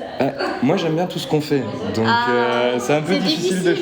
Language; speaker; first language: French; native; French